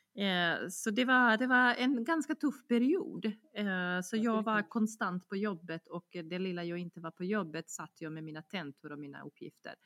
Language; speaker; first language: Swedish; non-native, fluent; Bosnian